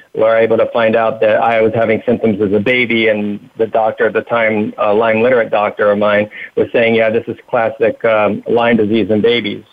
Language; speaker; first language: English; native; English